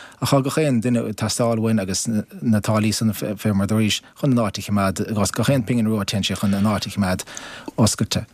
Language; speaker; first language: Irish; native; Irish